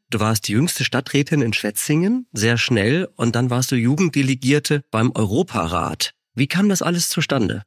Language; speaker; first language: German; native; German